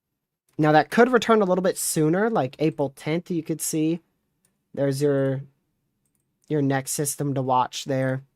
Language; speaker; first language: English; native; English